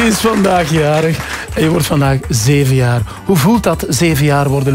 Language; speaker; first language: Dutch; native; Dutch